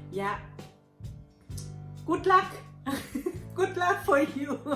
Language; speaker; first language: English; non-native, learner; Thai